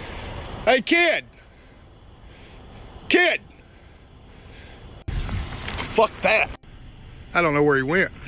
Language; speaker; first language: English; native; English